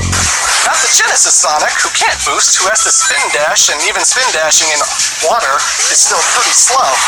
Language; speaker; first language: English; native; English